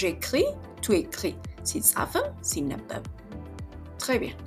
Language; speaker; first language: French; non-native, fluent; Amharic